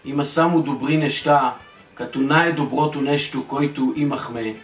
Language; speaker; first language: Bulgarian; non-native, fluent; Hebrew